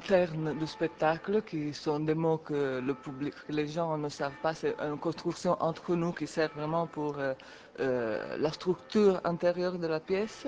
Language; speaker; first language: French; non-native, fluent; Italian